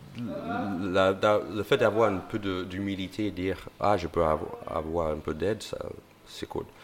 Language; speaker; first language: French; non-native, fluent; English